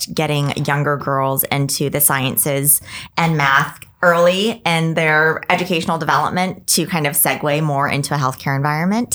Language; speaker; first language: English; native; English